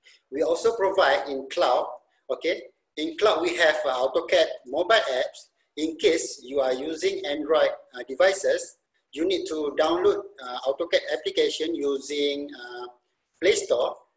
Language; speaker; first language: English; non-native, local second language; Malay